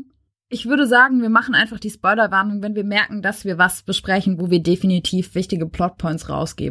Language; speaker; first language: German; native; German